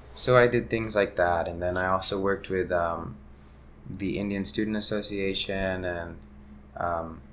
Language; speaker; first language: English; early bilingual, other home language; Hindi